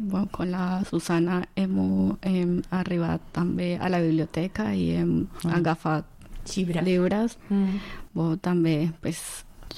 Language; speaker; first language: Catalan; non-native, learner; Spanish